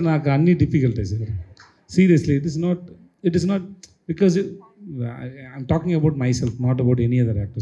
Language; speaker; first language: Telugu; non-native, learner; Tamil